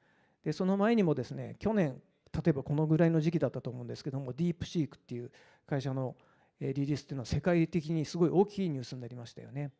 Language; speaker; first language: Japanese; native; Japanese